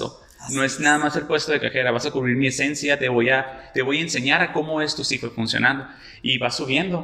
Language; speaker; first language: Spanish; native; Spanish